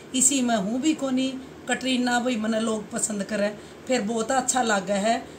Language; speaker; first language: Hindi; non-native, local second language; Haryanvi